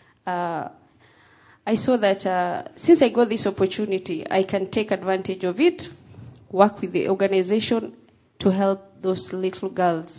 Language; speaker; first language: English; non-native, local second language; Somali